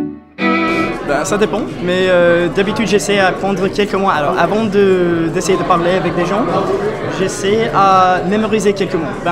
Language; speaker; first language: French; non-native, fluent; English